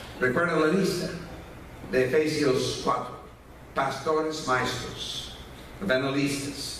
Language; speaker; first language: Spanish; non-native, fluent; English